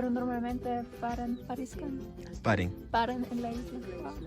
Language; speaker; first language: Spanish; non-native, learner; German